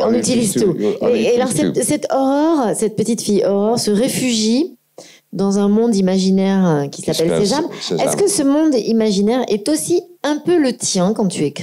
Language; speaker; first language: French; native; French